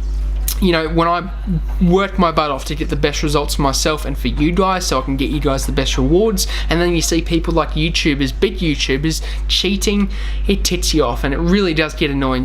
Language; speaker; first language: English; native; English